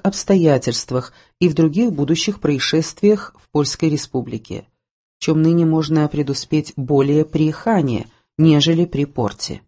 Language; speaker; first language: Russian; native; Russian